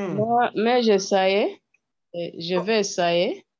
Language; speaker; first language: French; non-native, learner; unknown